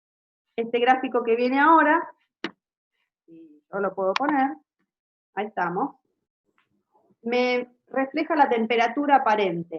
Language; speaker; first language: Spanish; native; Spanish